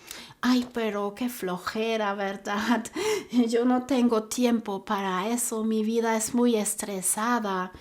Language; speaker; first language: Spanish; non-native, fluent; German